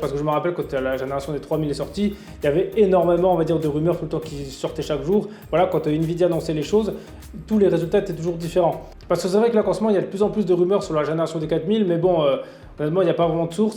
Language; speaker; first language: French; native; French